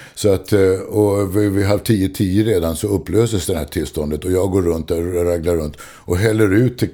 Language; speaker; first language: Swedish; non-native, local second language; English